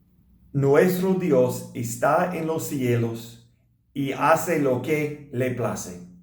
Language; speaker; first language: Spanish; non-native, learner; English